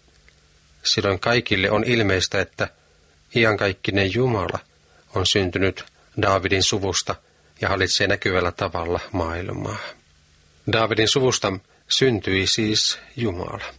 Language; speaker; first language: Finnish; native; Finnish